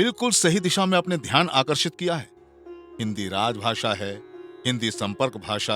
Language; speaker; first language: Hindi; native; Hindi